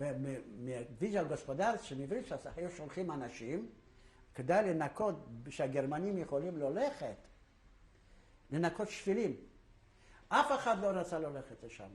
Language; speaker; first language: Hebrew; non-native, fluent; Yiddish